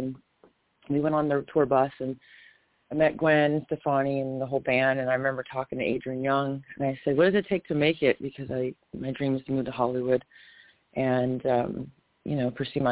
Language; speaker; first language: English; native; English